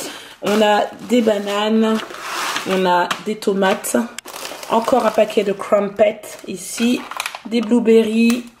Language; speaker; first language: French; native; French